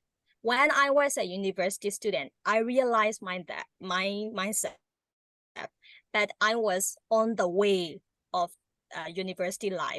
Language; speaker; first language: English; non-native, learner; Burmese